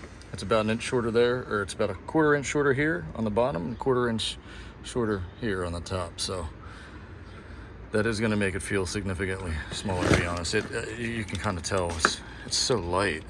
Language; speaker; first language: English; native; English